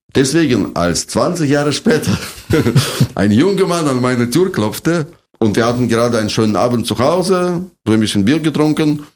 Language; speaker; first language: German; non-native, fluent; Russian